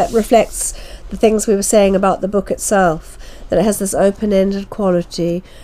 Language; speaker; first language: English; native; English